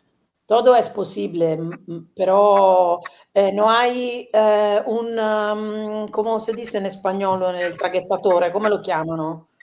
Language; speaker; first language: Spanish; non-native, learner; Italian